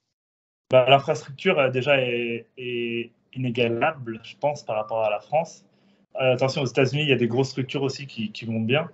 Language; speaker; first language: French; native; French